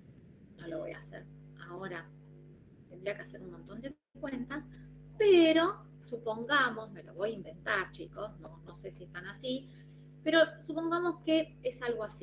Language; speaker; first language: Spanish; native; Spanish